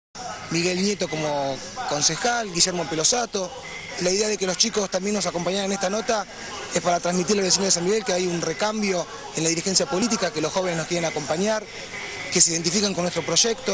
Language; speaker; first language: Spanish; native; Spanish